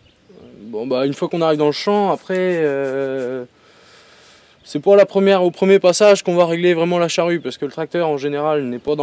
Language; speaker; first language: French; native; French